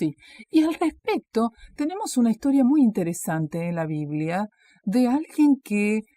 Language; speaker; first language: Spanish; native; Spanish